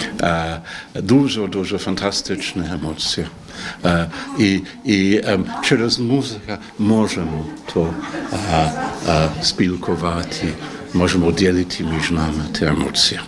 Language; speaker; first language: Polish; non-native, learner; English